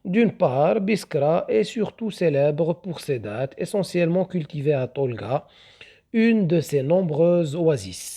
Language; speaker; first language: French; non-native, local second language; Arabic